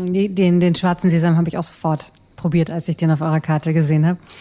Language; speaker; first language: German; native; German